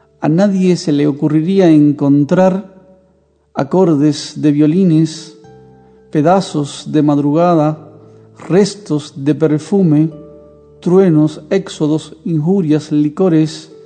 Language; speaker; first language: Spanish; native; Spanish